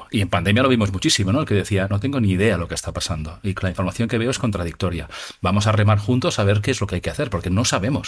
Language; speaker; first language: Spanish; native; Spanish